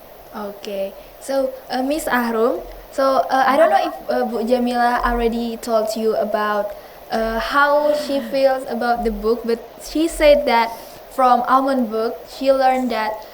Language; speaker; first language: English; non-native, fluent; Indonesian